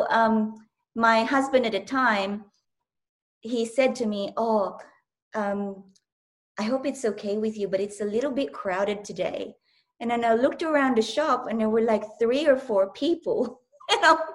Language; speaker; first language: English; non-native, local second language; Cebuano